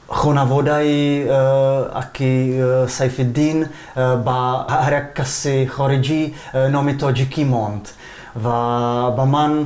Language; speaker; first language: Persian; non-native, fluent; Czech